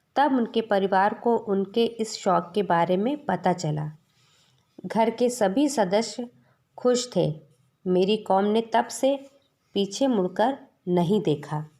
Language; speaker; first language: Hindi; native; Hindi